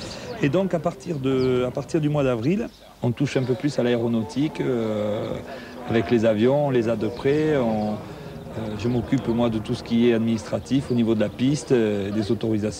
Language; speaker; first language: French; native; French